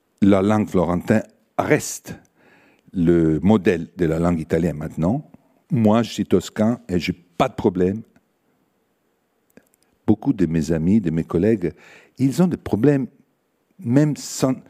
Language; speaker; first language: French; non-native, fluent; Italian